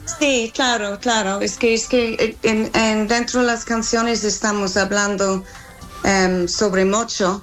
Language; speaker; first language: Spanish; non-native, fluent; English